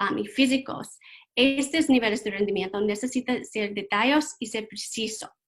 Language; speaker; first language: Spanish; non-native, learner; English